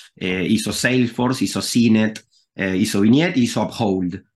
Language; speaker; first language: Spanish; native; Spanish